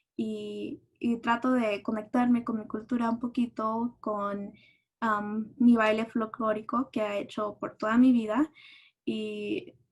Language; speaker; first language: Spanish; early bilingual, heritage; Spanish